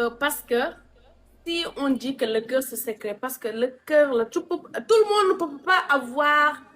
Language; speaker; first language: French; non-native, local second language; Wolof